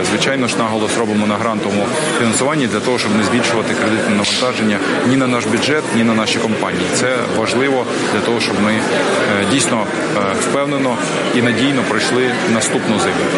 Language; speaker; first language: Ukrainian; native; Ukrainian